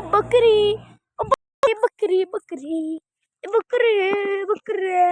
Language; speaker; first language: Hindi; non-native, local second language; Marathi